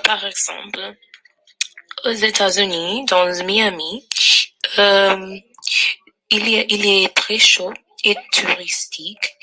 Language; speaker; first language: French; non-native, learner; English